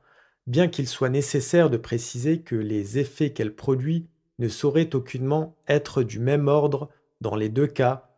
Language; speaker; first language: French; native; French